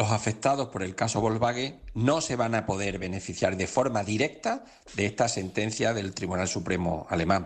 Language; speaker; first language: Spanish; native; Spanish